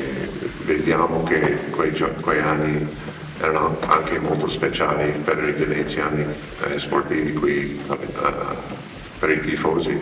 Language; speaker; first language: Italian; non-native, fluent; English